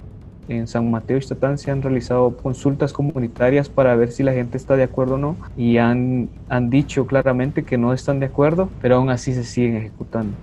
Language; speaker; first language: Spanish; native; Spanish